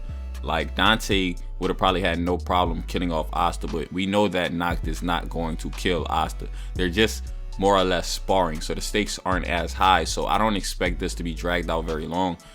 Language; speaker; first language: English; native; English